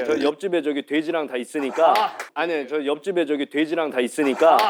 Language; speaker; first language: Korean; native; Korean